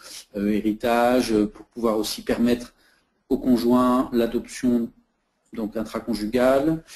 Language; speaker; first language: French; native; French